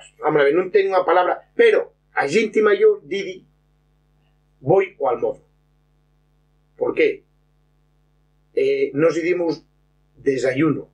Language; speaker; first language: Spanish; non-native, local second language; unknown